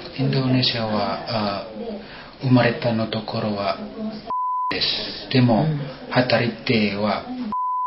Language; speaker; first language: Japanese; non-native, learner; Indonesian